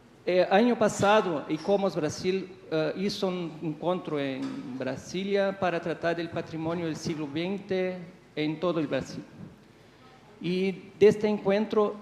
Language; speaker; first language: Spanish; non-native, fluent; Portuguese